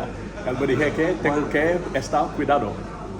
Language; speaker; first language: Spanish; non-native, learner; English